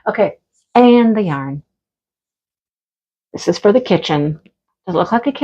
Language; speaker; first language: English; native; English